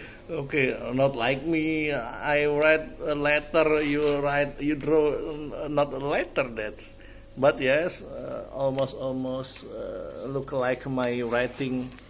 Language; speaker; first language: English; non-native, learner; Indonesian